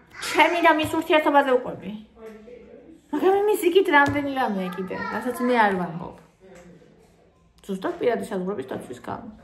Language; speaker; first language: Georgian; native; Georgian